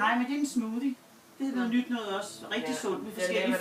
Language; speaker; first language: Danish; native; Danish